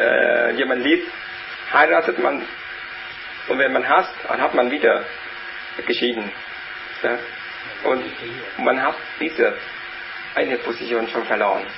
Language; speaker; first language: German; non-native, learner; Vietnamese